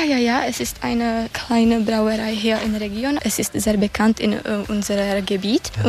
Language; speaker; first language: German; non-native, learner; Czech